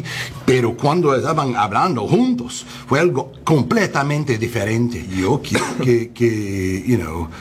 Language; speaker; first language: Spanish; non-native, learner; English